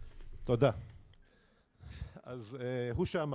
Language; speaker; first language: Hebrew; native; Hebrew